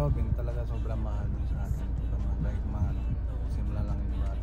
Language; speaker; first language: Filipino; non-native, learner; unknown